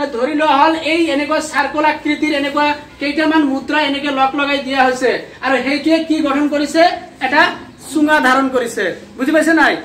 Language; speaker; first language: Assamese; non-native, local second language; Bangla